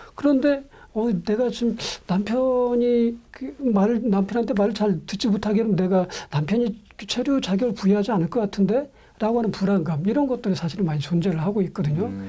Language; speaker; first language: Korean; native; Korean